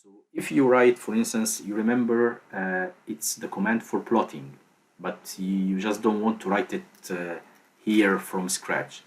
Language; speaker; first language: English; non-native, fluent; Arabic